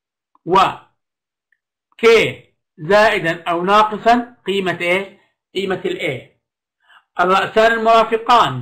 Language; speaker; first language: Arabic; native; Arabic